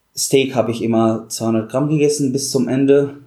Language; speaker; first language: German; non-native, fluent; Arabic